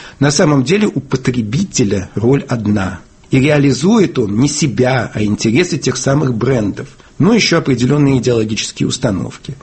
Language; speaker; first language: Russian; native; Russian